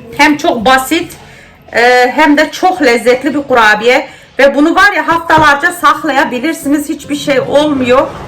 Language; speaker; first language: Turkish; early bilingual, heritage; Turkish